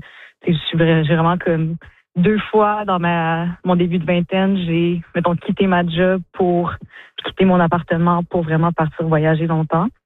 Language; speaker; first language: French; early bilingual, other home language; Russian